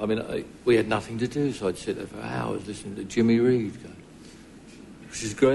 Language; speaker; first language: English; native; English